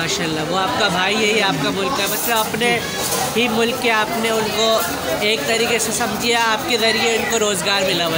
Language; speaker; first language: Hindi; native; Hindi